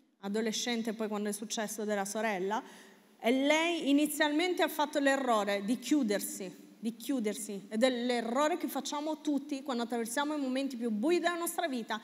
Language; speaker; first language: Italian; native; Italian